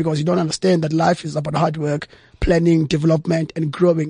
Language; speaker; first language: English; non-native, local second language; Xhosa